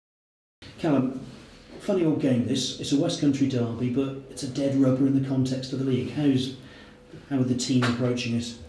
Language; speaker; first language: English; native; English